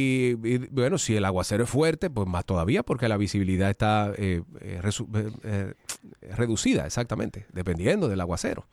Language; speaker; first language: Spanish; native; Spanish